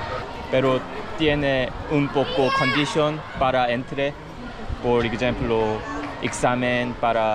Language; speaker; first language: Spanish; non-native, learner; Korean